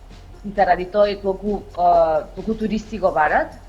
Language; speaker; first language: Macedonian; non-native, fluent; Spanish